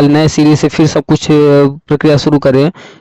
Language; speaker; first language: Hindi; native; Hindi